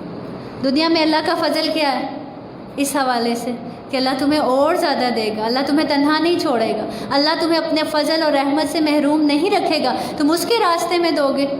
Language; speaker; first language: Urdu; native; Urdu